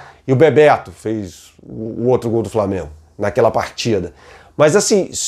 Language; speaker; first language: Portuguese; native; Portuguese